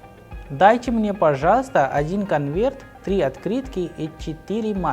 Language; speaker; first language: Russian; non-native, fluent; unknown